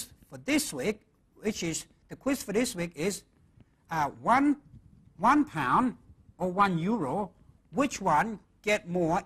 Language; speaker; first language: English; non-native, fluent; Thai